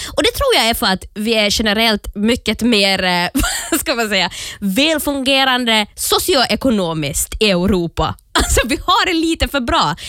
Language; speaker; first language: Swedish; native; Swedish